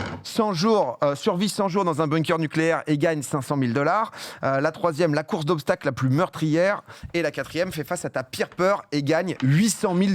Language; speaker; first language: French; native; French